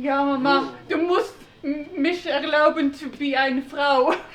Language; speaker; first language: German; non-native, learner; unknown